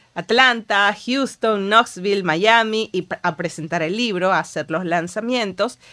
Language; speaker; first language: Spanish; native; Spanish